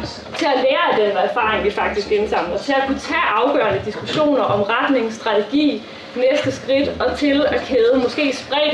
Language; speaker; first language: Danish; native; Danish